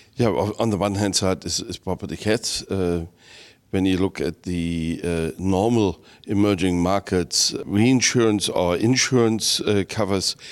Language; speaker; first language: English; non-native, fluent; German